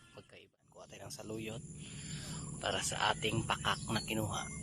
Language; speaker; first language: Filipino; non-native, local second language; Iloko